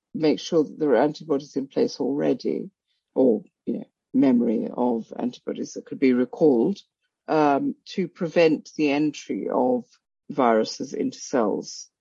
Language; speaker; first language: English; non-native, local second language; Bangla